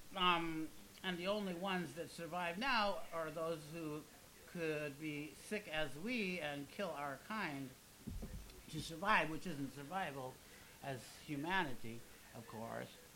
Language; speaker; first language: English; native; English